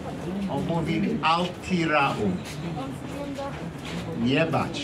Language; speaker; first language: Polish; non-native, learner; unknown